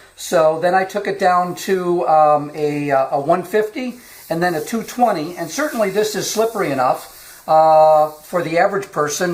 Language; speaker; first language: English; native; English